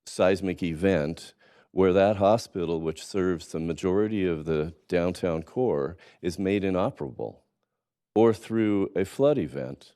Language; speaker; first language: English; native; English